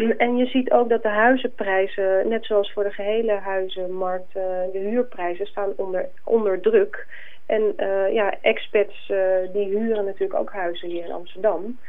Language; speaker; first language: Dutch; native; Dutch